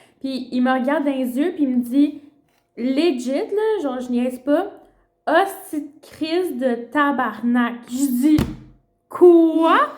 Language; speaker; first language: French; early bilingual, other home language; Spanish